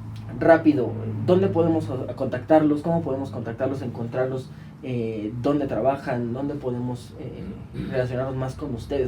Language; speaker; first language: Spanish; native; Spanish